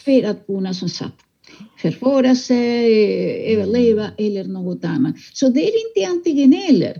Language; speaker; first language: Swedish; non-native, fluent; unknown